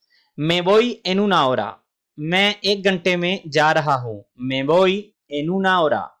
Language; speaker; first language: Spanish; non-native, fluent; Urdu